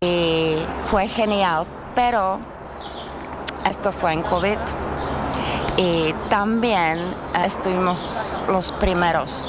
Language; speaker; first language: Spanish; non-native, fluent; Czech